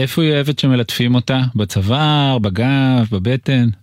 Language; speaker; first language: Hebrew; native; Hebrew